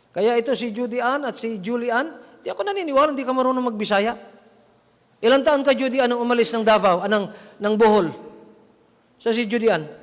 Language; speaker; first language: Filipino; non-native, local second language; Cebuano